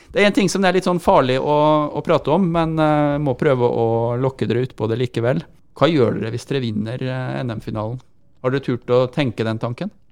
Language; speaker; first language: Norwegian; native; Norwegian